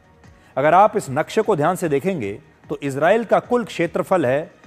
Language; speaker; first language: Hindi; native; Hindi